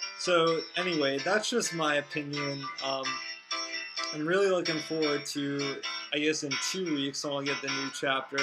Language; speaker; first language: English; native; English